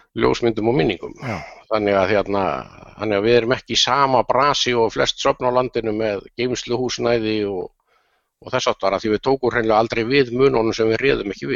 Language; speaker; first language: Icelandic; native; Icelandic